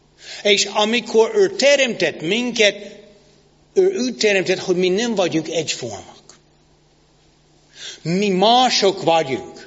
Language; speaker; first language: Hungarian; non-native, fluent; English